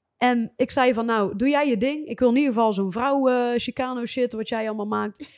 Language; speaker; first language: Dutch; native; Dutch